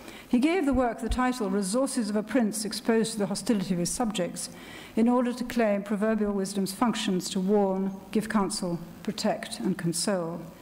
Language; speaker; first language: English; early bilingual, other home language; Italian